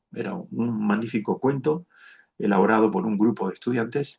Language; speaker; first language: Spanish; native; Spanish